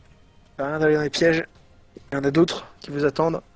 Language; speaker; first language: French; native; French